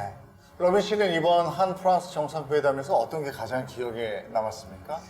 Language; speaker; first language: Korean; native; Korean